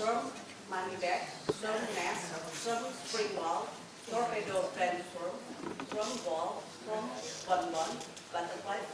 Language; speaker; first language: English; non-native, learner; Indonesian